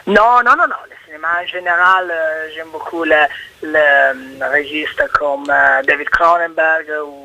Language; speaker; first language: French; non-native, learner; Italian